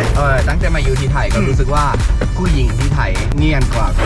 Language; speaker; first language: Thai; non-native, fluent; German